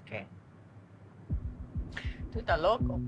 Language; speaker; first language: Spanish; non-native, learner; English